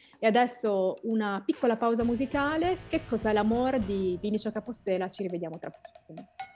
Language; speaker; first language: Italian; native; Italian